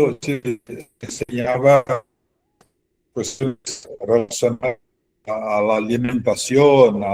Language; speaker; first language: Spanish; non-native, fluent; Portuguese